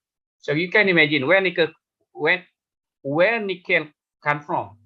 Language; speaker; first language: English; non-native, fluent; Indonesian